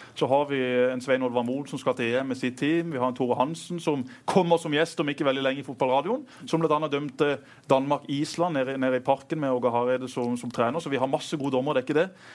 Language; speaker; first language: Norwegian; native; Norwegian